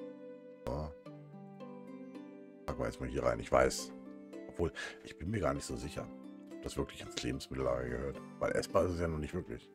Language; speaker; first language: German; native; German